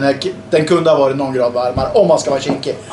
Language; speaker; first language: Swedish; native; Swedish